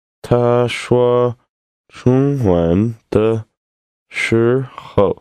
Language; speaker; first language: Chinese; non-native, learner; English